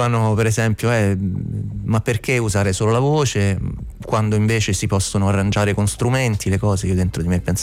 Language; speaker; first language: Italian; native; Italian